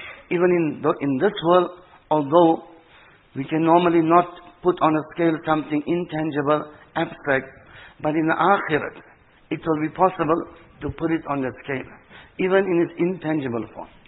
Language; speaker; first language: English; native; English